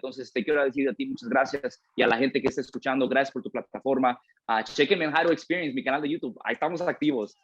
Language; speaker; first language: Spanish; early bilingual, heritage; Spanish